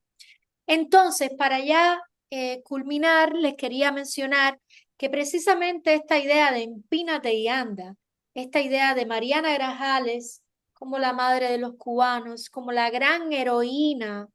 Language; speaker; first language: Spanish; native; Spanish